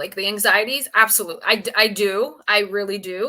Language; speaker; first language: English; native; English